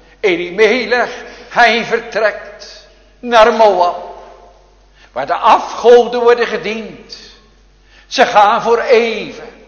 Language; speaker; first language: Dutch; native; Dutch